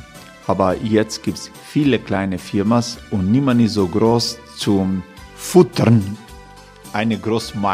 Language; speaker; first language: German; non-native, learner; Croatian